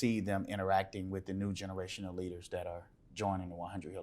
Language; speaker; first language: English; native; English